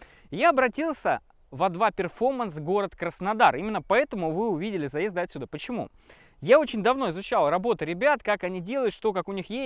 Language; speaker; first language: Russian; native; Russian